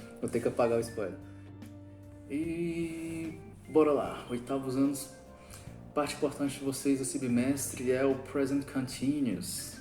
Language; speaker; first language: Portuguese; native; Portuguese